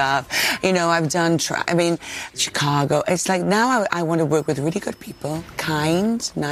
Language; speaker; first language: English; native; English